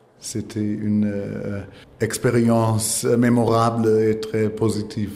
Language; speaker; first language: French; non-native, fluent; German